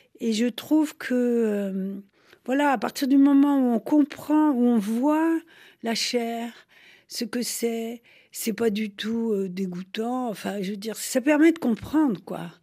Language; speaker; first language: French; native; French